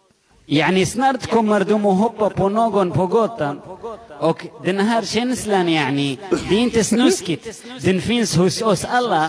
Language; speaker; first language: Swedish; non-native, local second language; Arabic